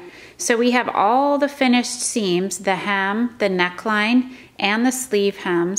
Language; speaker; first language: English; native; English